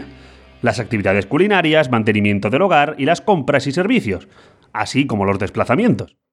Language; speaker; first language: Spanish; native; Spanish